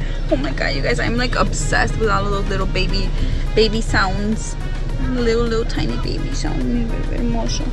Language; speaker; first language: English; early bilingual, other home language; Spanish